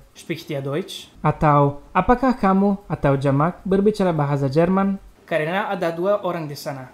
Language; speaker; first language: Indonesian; non-native, learner; Romanian